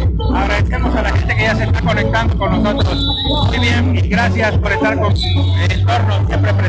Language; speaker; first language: Spanish; native; Spanish